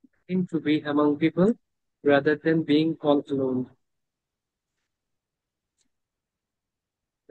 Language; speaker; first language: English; non-native, fluent; Bangla